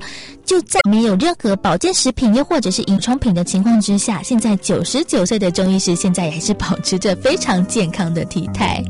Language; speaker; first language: Chinese; native; Chinese